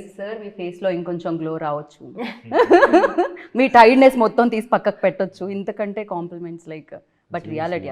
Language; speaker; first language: Telugu; native; Telugu